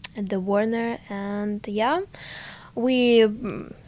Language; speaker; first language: English; non-native, fluent; Ukrainian